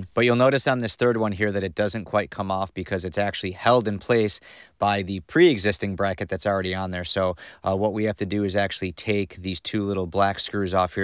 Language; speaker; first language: English; native; English